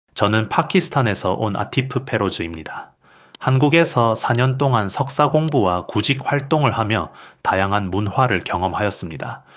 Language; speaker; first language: Korean; non-native, fluent; Urdu